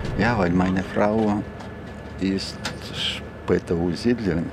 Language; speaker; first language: German; non-native, learner; Ukrainian